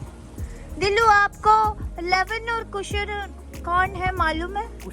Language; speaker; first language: Hindi; non-native, local second language; Malayalam